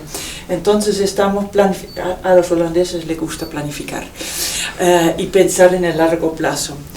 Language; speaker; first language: Spanish; non-native, fluent; Dutch